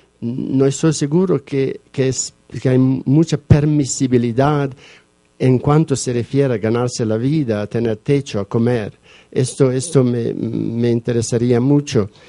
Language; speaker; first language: Spanish; non-native, fluent; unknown